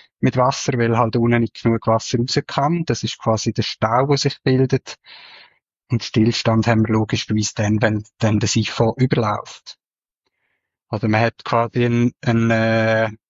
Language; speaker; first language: German; native; German